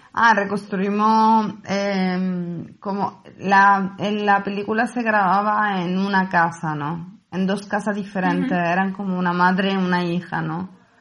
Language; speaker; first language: Spanish; non-native, fluent; Italian